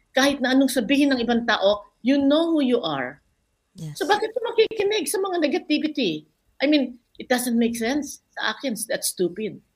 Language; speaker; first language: Filipino; non-native, local second language; Bikol